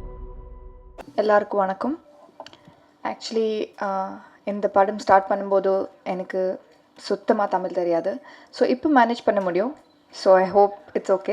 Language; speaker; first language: Tamil; non-native, learner; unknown